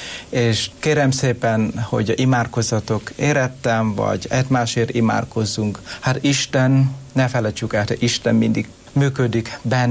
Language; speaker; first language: Hungarian; non-native, learner; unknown